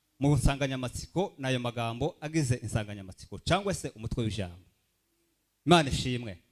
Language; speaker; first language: Kinyarwanda; early bilingual, heritage; Kinyarwanda